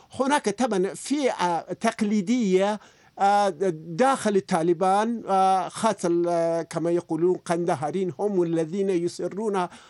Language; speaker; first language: Arabic; non-native, fluent; Persian